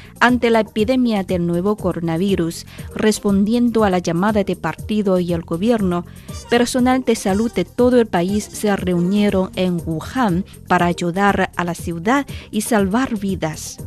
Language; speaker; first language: Spanish; non-native, fluent; Chinese